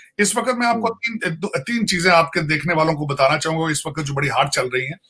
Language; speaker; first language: Urdu; non-native, local second language; Punjabi